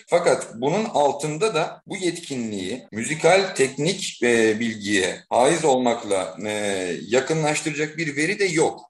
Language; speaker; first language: Turkish; native; Turkish